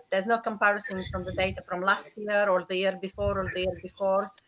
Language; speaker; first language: English; non-native, fluent; Bulgarian